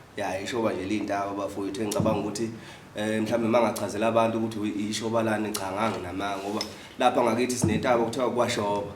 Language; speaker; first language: Zulu; native; Zulu